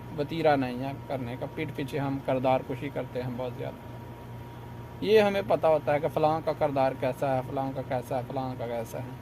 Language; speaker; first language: Urdu; non-native, local second language; Punjabi